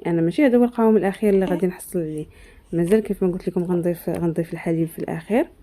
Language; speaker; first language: Arabic; native; Arabic